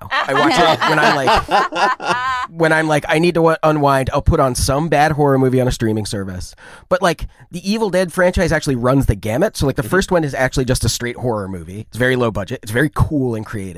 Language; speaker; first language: English; native; English